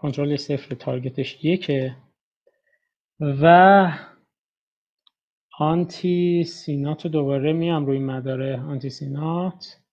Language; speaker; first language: Persian; native; Persian